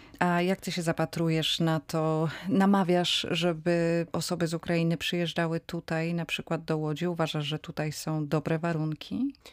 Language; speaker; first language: Polish; native; Polish